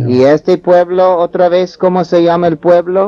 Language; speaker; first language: Spanish; non-native, fluent; English